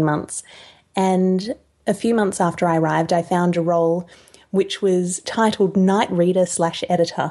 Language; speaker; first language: English; native; English